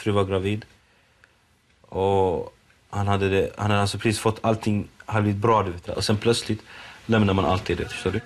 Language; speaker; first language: Swedish; non-native, local second language; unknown